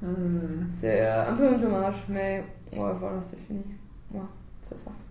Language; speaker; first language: French; non-native, fluent; English